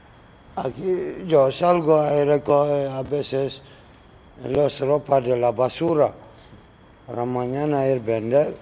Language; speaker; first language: Spanish; non-native, learner; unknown